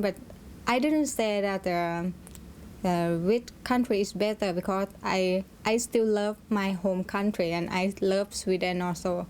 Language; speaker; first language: English; non-native, learner; Thai